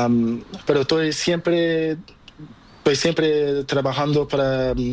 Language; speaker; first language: Spanish; non-native, learner; Portuguese